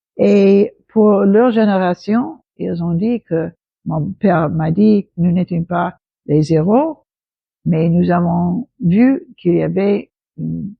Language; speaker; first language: French; non-native, fluent; English